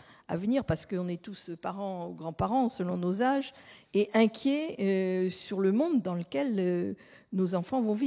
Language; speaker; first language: French; native; French